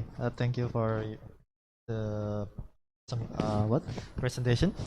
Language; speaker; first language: English; non-native, learner; Indonesian